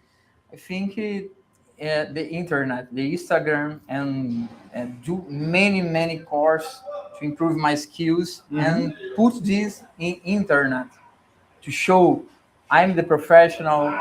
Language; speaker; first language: English; non-native, learner; Portuguese